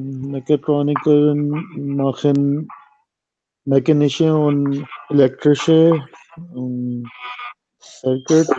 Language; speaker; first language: German; non-native, learner; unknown